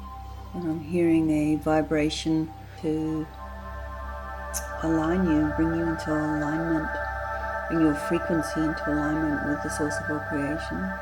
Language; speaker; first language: English; native; English